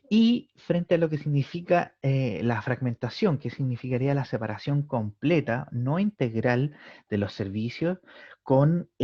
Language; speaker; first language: Spanish; native; Spanish